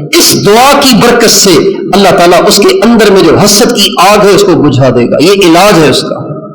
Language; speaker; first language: Urdu; non-native, local second language; Sindhi